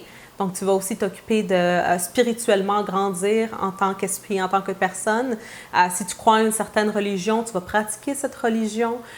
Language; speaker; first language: French; native; French